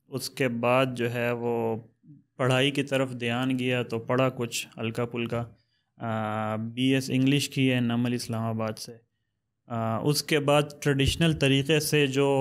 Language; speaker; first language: Urdu; non-native, local second language; Pashto